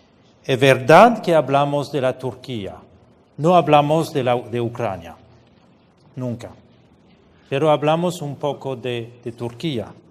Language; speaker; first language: Spanish; non-native, fluent; French